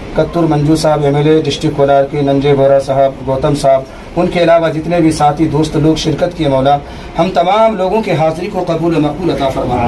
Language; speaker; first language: Urdu; native; Urdu